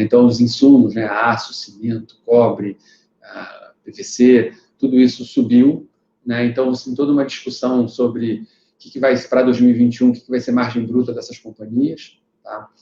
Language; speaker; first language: Portuguese; native; Portuguese